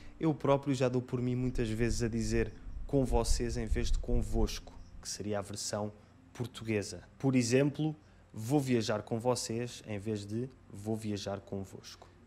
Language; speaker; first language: Portuguese; native; Portuguese